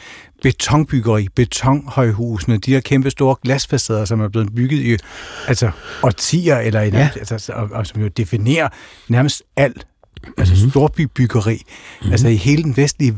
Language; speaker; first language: Danish; native; Danish